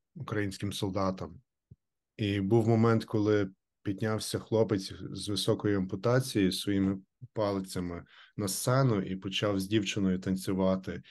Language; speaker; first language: Ukrainian; early bilingual, heritage; Ukrainian